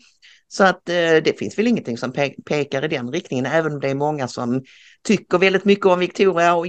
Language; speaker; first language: Swedish; native; Swedish